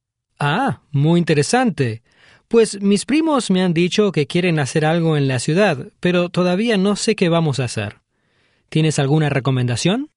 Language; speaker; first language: Spanish; non-native, fluent; English